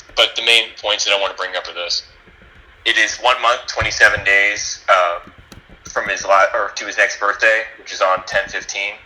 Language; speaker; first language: English; native; English